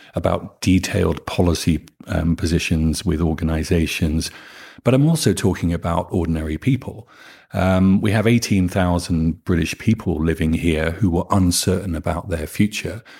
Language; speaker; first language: English; native; English